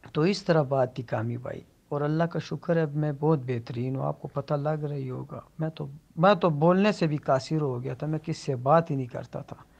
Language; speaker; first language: Urdu; native; Urdu